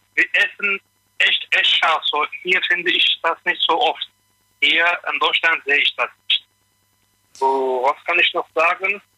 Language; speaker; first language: German; non-native, learner; Turkish